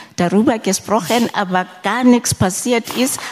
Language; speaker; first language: German; non-native, fluent; Southern Sotho